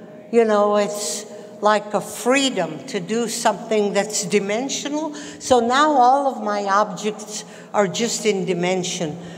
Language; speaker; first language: English; early bilingual, other home language; Latvian